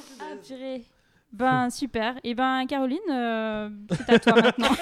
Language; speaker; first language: French; native; French